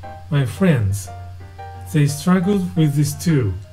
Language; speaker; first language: English; non-native, fluent; Japanese